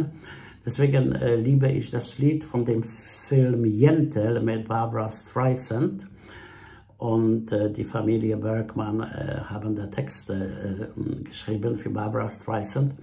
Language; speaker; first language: German; non-native, fluent; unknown